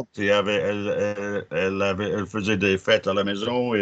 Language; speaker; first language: French; non-native, fluent; English